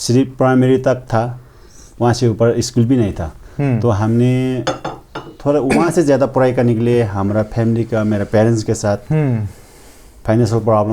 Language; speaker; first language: Hindi; non-native, fluent; Sherpa